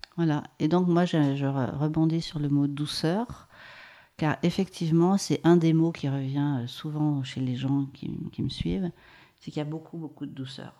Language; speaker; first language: French; native; French